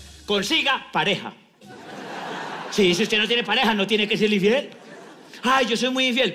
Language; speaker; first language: Spanish; native; Spanish